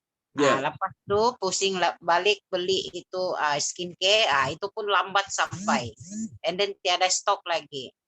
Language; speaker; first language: Malay; native; Malay